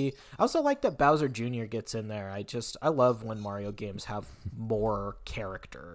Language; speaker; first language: English; native; English